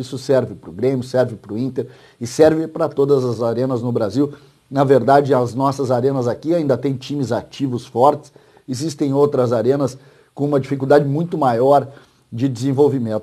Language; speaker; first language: Portuguese; native; Portuguese